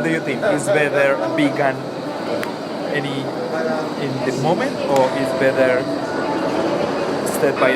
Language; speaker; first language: English; non-native, learner; Spanish